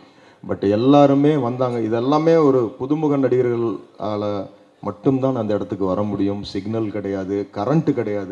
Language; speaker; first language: Tamil; native; Tamil